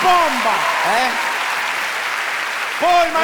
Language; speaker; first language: Italian; native; Italian